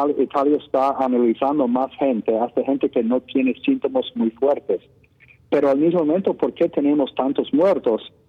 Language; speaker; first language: Spanish; non-native, fluent; Italian